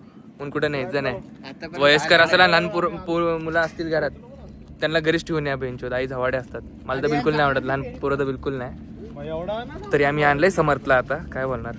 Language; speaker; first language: Marathi; native; Marathi